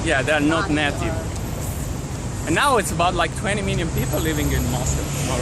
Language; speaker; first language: English; non-native, fluent; Italian